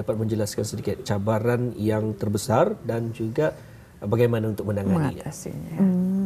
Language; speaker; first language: Malay; native; Malay